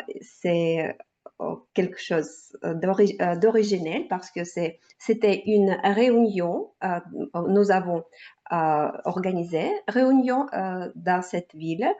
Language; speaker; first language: French; non-native, learner; Russian